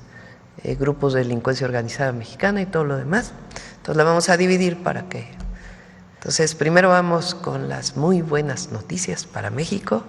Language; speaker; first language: Spanish; native; Spanish